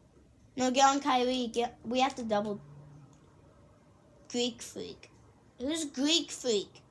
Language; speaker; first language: English; native; English